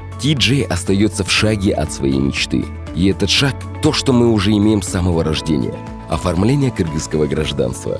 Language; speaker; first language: Russian; native; Russian